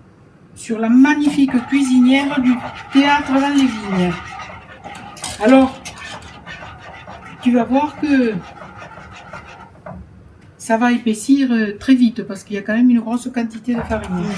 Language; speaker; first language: French; native; French